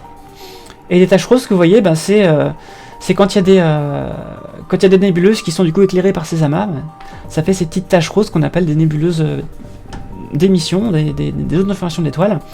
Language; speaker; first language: French; native; French